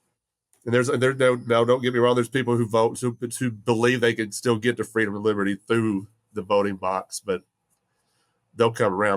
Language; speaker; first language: English; native; English